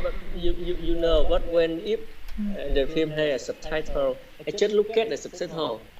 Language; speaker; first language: English; non-native, learner; Vietnamese